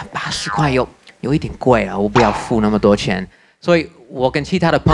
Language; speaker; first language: Chinese; non-native, fluent; English